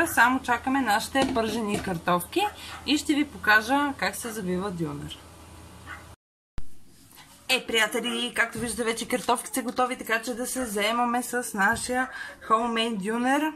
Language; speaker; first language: Bulgarian; native; Bulgarian